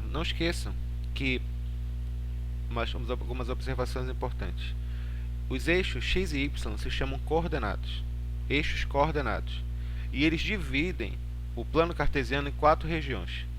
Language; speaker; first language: Portuguese; native; Portuguese